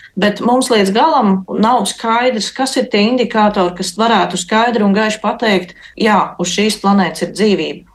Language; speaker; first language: Latvian; native; Latvian